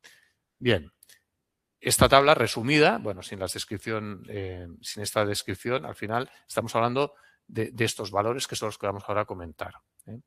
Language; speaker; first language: Spanish; non-native, local second language; Catalan